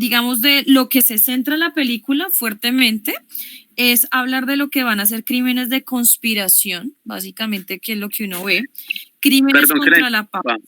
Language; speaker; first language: Spanish; native; Spanish